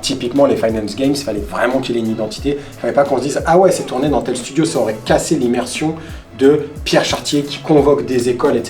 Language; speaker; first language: French; native; French